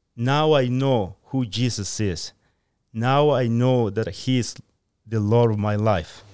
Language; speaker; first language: English; non-native, fluent; Spanish